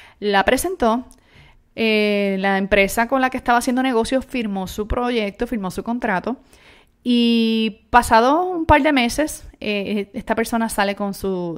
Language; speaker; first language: Spanish; native; Spanish